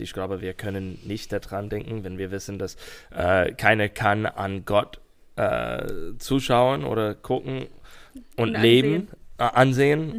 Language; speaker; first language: German; non-native, fluent; English